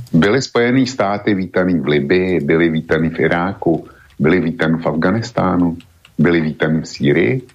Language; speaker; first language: Czech; native; Czech